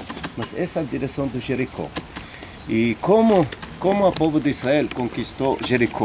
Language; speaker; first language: Portuguese; non-native, learner; Hebrew